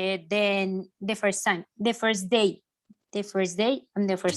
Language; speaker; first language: English; non-native, learner; Spanish